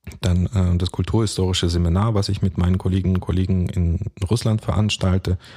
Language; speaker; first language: German; early bilingual, other home language; Russian